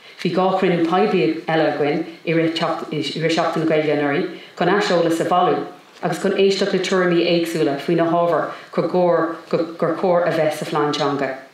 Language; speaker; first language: Irish; non-native, local second language; English